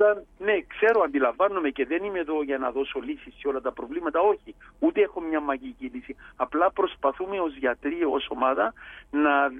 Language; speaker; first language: Greek; native; Greek